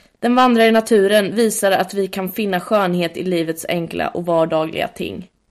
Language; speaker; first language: Swedish; native; Swedish